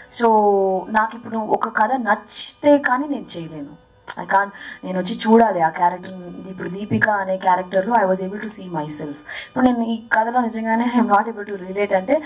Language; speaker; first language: Telugu; early bilingual, heritage; Telugu